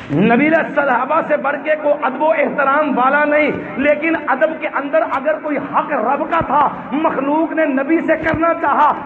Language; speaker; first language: Urdu; non-native, local second language; Punjabi